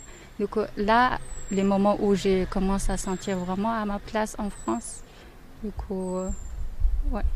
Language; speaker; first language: French; non-native, learner; Mongolian